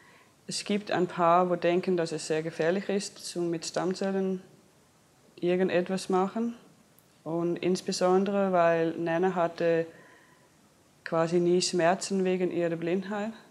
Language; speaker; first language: German; non-native, fluent; Danish